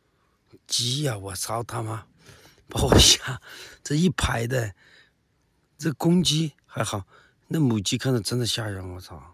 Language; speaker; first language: Chinese; native; Chinese